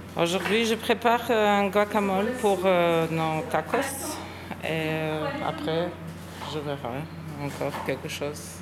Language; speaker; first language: French; non-native, learner; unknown